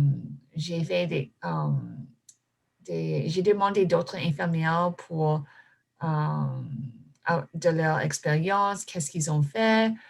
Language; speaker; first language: French; non-native, fluent; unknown